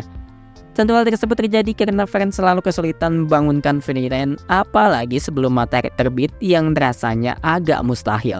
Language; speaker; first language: Indonesian; native; Indonesian